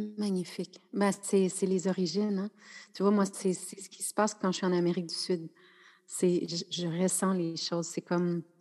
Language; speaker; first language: French; native; French